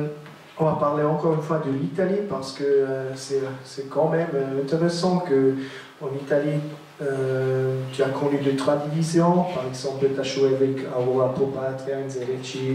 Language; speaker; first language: French; non-native, local second language; German